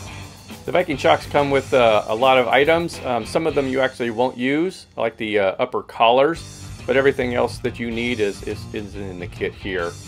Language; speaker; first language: English; native; English